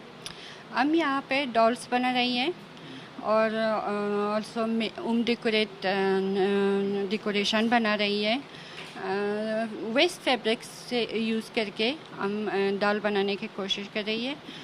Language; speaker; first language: Hindi; non-native, fluent; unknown